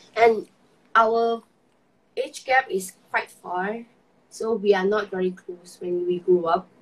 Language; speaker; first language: English; non-native, local second language; Malay